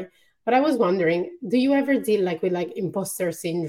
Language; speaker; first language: English; non-native, fluent; Italian